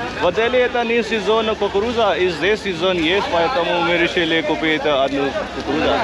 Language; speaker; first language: Russian; non-native, learner; Hindi